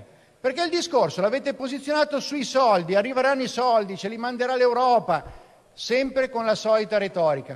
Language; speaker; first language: Italian; native; Italian